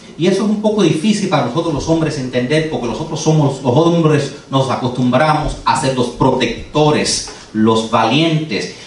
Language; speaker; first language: Spanish; early bilingual, heritage; Spanish